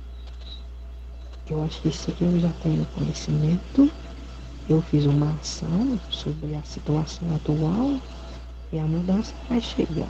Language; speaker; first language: Portuguese; non-native, learner; Haitian Creole